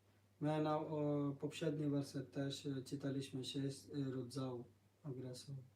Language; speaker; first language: Polish; non-native, learner; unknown